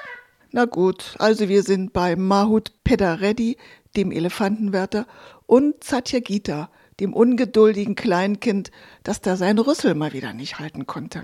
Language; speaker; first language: German; native; German